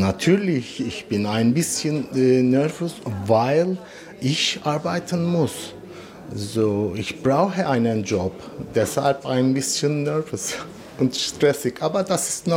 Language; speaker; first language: German; non-native, learner; Turkish